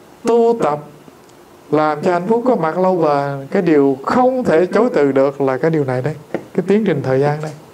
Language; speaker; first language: Vietnamese; native; Vietnamese